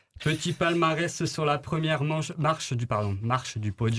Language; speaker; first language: French; native; French